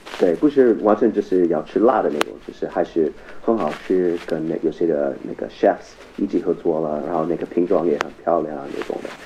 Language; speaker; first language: Chinese; non-native, fluent; English